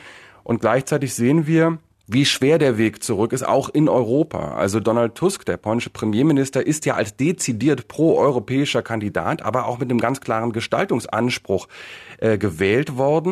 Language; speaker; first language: German; native; German